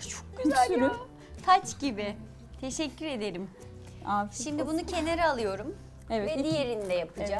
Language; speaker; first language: Turkish; native; Turkish